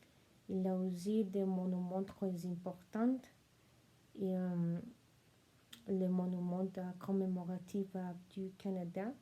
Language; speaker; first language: French; non-native, learner; Spanish